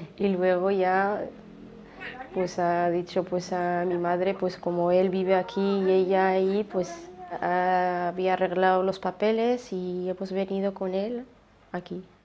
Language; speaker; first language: Spanish; non-native, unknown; Riffian